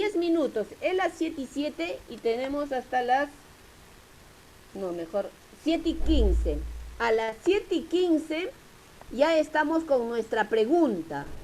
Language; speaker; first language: Spanish; native; Spanish